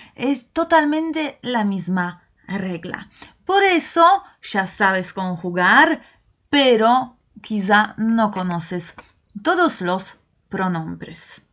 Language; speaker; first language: Spanish; non-native, fluent; Polish